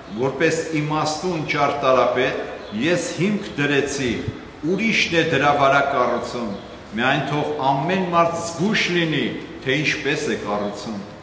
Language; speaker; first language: Armenian; native; Armenian